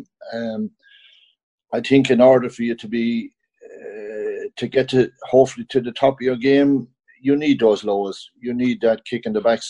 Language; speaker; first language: English; native; English